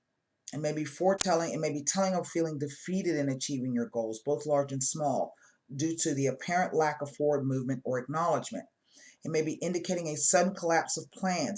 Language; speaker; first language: English; native; English